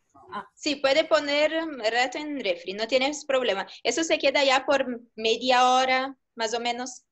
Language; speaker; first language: Spanish; non-native, fluent; Portuguese